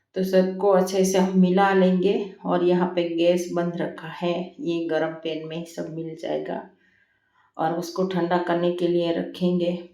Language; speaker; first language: Hindi; non-native, local second language; Gujarati